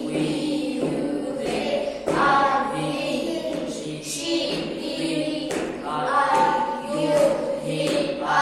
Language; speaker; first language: English; non-native, learner; Arabic